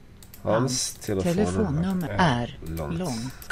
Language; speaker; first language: Swedish; non-native, learner; English